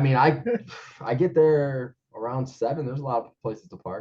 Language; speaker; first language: English; native; English